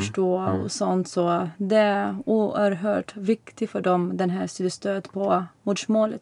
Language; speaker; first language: Swedish; non-native, fluent; Arabic